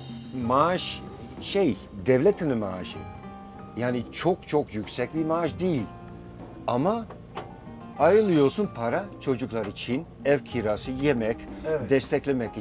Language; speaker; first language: Turkish; non-native, fluent; Dutch